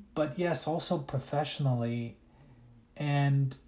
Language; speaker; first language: English; early bilingual, other home language; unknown